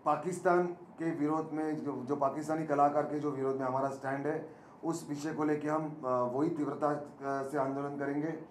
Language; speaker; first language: Hindi; non-native, local second language; Marathi